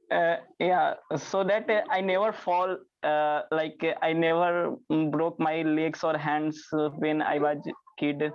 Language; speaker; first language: English; non-native, learner; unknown